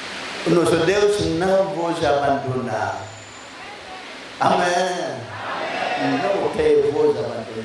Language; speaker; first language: Portuguese; non-native, learner; Lingala